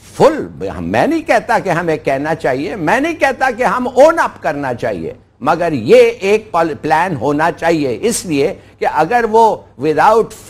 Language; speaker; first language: Urdu; non-native, local second language; Pashto